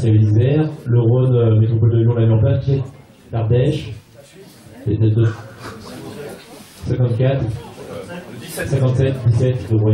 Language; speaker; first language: French; native; French